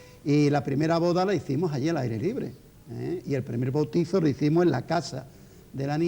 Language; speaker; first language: Spanish; native; Spanish